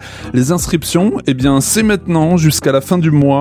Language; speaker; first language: French; native; French